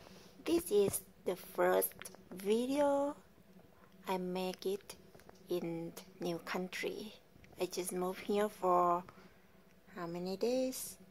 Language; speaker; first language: English; non-native, learner; Thai